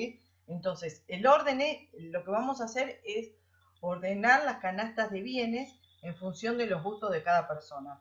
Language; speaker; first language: Spanish; native; Spanish